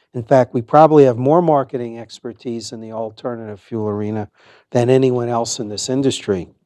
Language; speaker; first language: English; native; English